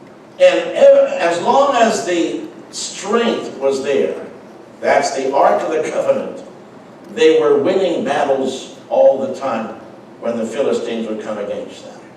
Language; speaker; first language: English; native; English